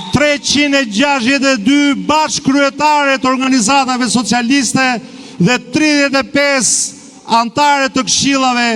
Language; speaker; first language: Albanian; native; Albanian